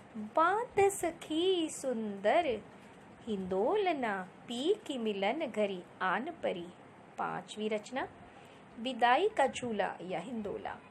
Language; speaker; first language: Hindi; non-native, local second language; Marathi